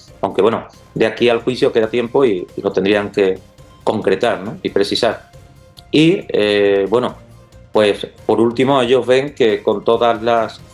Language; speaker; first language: Spanish; native; Spanish